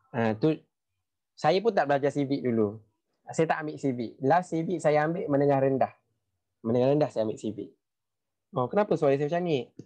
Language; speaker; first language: Malay; native; Malay